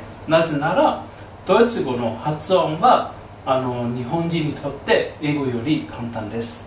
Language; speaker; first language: Japanese; non-native, fluent; German